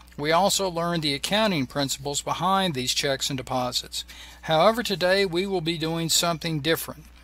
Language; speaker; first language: English; native; English